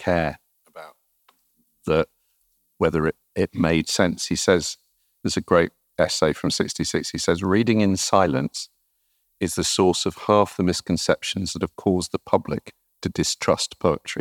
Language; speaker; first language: English; native; English